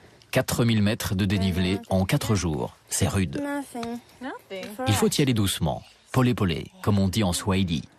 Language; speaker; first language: French; native; French